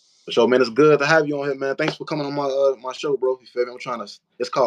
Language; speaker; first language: English; native; English